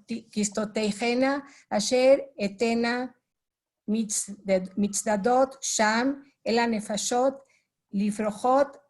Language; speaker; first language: Hebrew; non-native, learner; Spanish